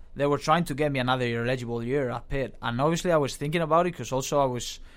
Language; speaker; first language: English; non-native, fluent; Spanish